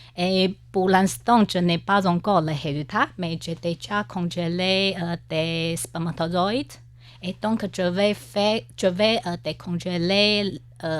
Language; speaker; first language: French; non-native, learner; Chinese